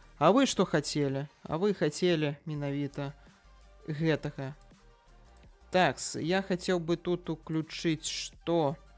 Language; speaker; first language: Belarusian; non-native, local second language; Russian